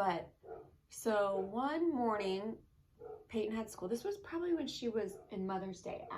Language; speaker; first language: English; native; English